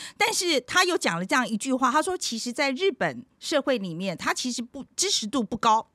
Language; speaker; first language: Chinese; native; Chinese